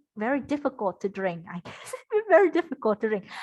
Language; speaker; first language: English; non-native, fluent; Vietnamese